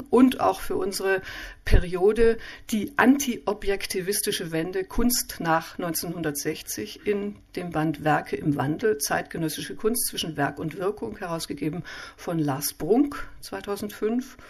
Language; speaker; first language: German; native; German